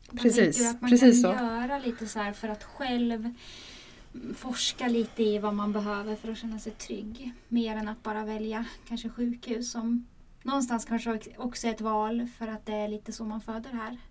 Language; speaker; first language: Swedish; native; Swedish